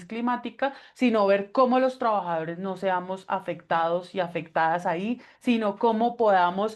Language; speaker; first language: Spanish; native; Spanish